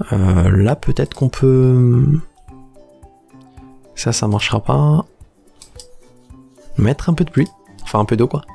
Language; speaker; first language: French; native; French